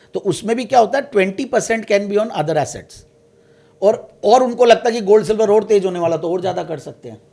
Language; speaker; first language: Hindi; native; Hindi